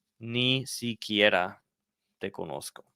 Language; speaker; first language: Spanish; non-native, fluent; English